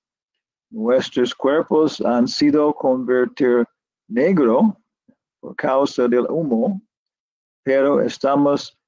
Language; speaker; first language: Spanish; non-native, learner; English